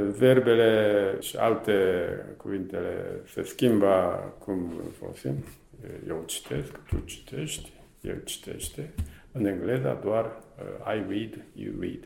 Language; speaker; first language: Romanian; non-native, fluent; Japanese